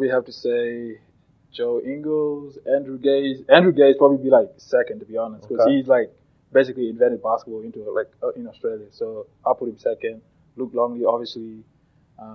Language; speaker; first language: English; non-native, local second language; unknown